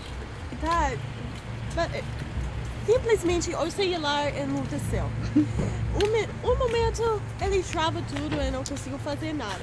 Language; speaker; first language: Portuguese; non-native, fluent; English